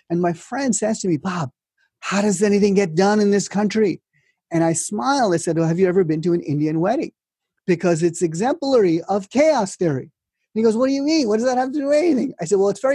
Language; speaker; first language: English; native; English